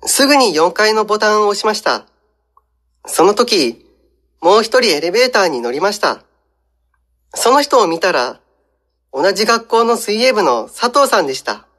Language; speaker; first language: Japanese; non-native, fluent; Indonesian